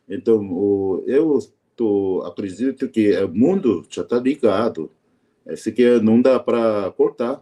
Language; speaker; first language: Portuguese; non-native, learner; Korean